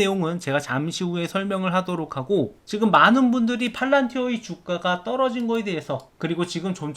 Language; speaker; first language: Korean; native; Korean